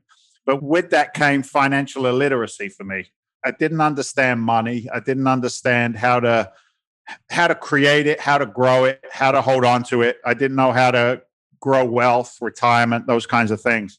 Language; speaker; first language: English; native; English